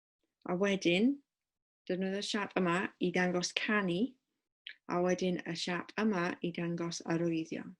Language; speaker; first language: Welsh; non-native, local second language; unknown